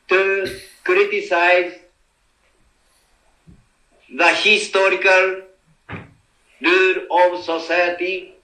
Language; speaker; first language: English; non-native, learner; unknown